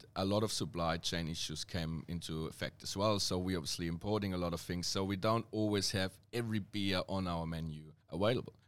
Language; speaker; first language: English; non-native, fluent; German